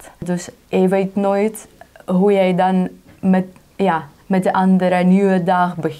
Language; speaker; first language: Dutch; non-native, fluent; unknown